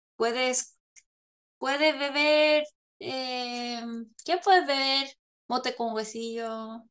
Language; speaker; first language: Spanish; non-native, fluent; Korean